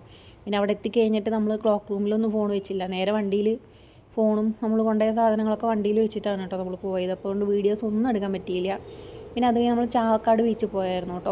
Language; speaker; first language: Malayalam; native; Malayalam